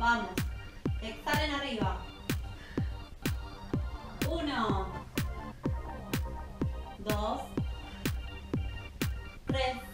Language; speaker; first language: Spanish; native; Spanish